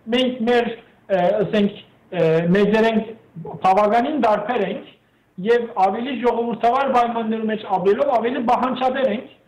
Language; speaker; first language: Armenian; native; Armenian